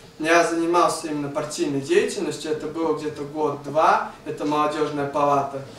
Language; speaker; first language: Russian; native; Russian